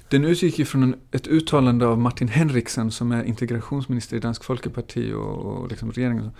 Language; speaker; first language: Swedish; native; Swedish